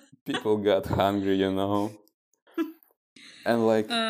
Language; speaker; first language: English; non-native, fluent; Russian